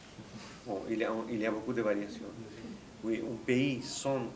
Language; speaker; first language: French; non-native, fluent; Spanish